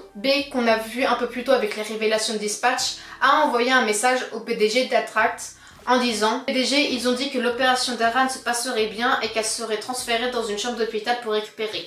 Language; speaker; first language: French; native; French